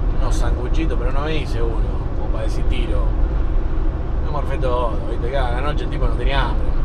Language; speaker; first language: Spanish; native; Spanish